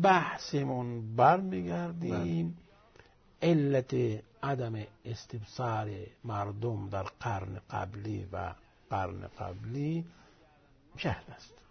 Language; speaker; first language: Persian; non-native, fluent; Arabic